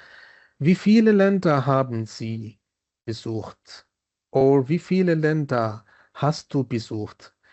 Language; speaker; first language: German; non-native, fluent; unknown